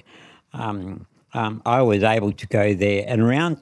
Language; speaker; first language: English; native; English